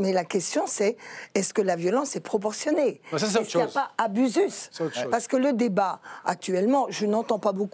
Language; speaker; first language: French; native; French